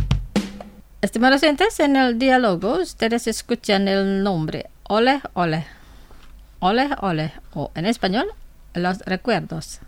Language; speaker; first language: Spanish; non-native, fluent; Indonesian